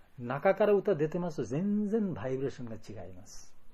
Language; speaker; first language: Japanese; non-native, learner; Bangla